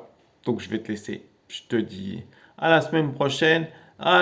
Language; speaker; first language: French; native; French